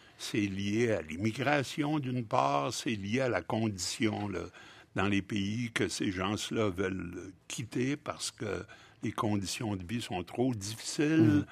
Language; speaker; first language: French; native; French